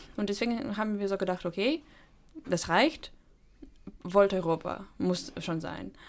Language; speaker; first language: German; non-native, fluent; Ukrainian